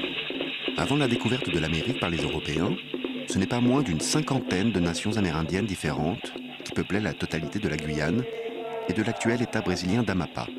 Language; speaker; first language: French; native; French